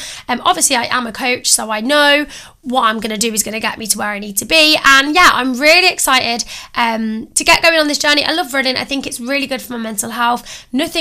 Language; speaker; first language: English; native; English